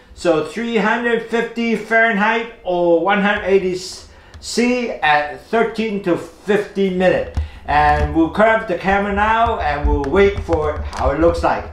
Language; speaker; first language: English; non-native, local second language; Cantonese